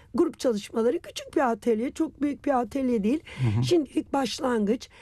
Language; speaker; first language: Turkish; non-native, fluent; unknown